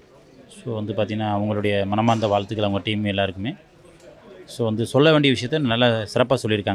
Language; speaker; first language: Tamil; native; Tamil